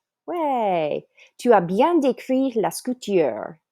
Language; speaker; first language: French; non-native, fluent; English